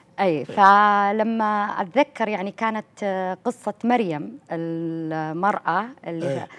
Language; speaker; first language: Arabic; native; Arabic